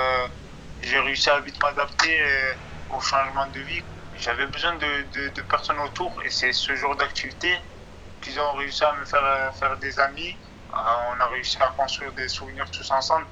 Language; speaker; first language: French; native; French